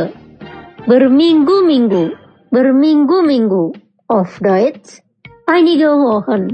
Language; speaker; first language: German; non-native, fluent; Indonesian